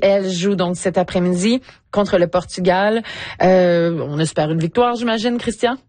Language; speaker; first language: French; native; French